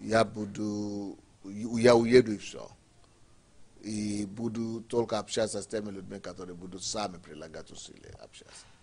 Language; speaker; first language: Russian; non-native, fluent; Yoruba